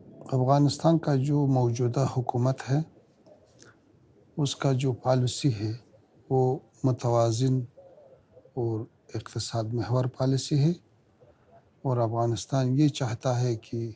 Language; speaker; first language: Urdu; non-native, fluent; Pashto